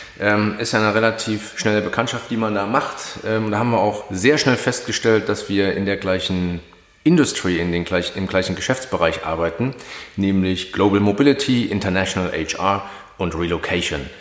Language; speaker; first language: German; native; German